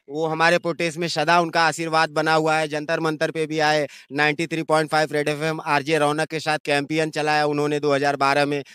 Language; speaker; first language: Hindi; native; Hindi